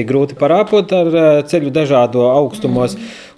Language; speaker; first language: Latvian; native; Latvian